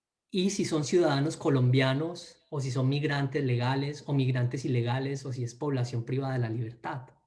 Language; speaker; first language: Spanish; native; Spanish